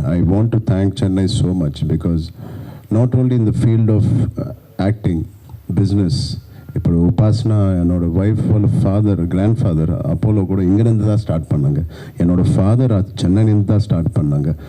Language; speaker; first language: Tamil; non-native, learner; Telugu